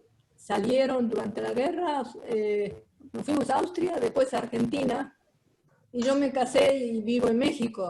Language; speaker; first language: Spanish; early bilingual, other home language; Hungarian